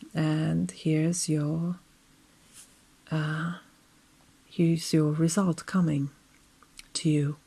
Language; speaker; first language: English; non-native, fluent; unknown